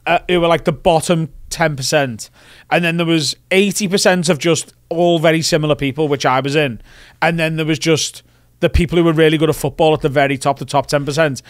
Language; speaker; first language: English; native; English